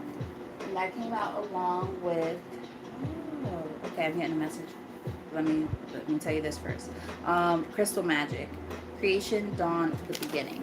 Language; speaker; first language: English; native; English